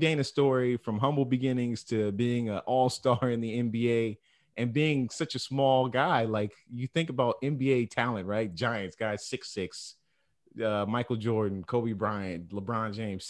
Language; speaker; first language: English; native; English